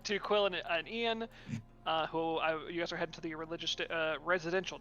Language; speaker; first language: English; native; English